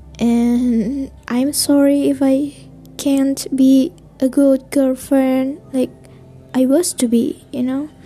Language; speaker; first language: English; non-native, learner; Indonesian